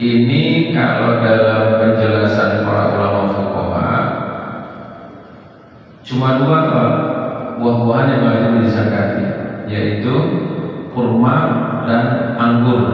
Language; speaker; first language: Indonesian; native; Indonesian